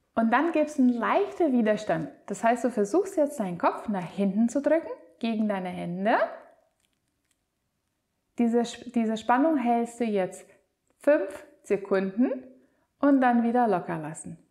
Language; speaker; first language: German; native; German